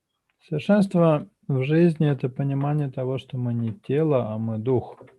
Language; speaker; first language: Russian; native; Russian